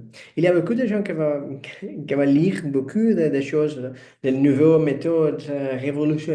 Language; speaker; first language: French; non-native, learner; Portuguese